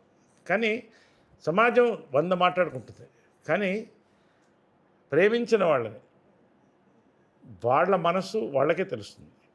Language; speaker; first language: Telugu; native; Telugu